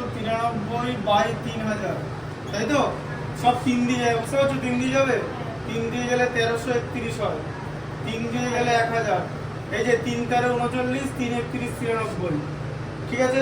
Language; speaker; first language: Bangla; native; Bangla